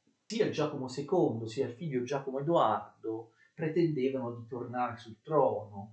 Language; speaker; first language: Italian; native; Italian